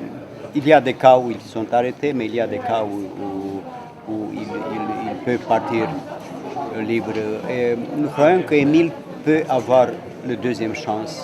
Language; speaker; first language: French; non-native, fluent; Romanian